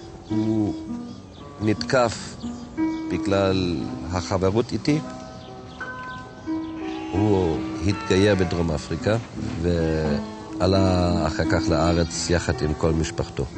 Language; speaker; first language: Hebrew; non-native, fluent; German